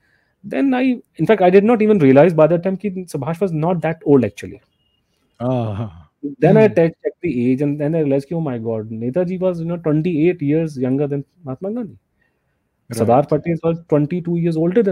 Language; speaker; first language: English; non-native, local second language; Hindi